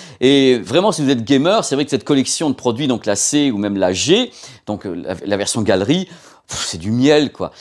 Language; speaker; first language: French; native; French